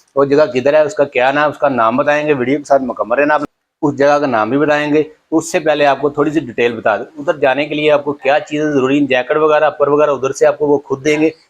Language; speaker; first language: Urdu; non-native, local second language; Punjabi